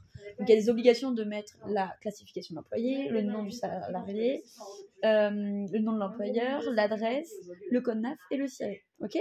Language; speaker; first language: French; native; French